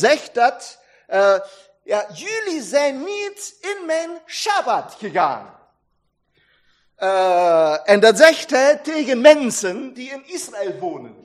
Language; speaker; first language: Dutch; non-native, fluent; German